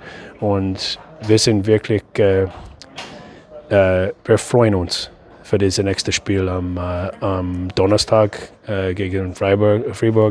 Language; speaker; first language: German; non-native, fluent; English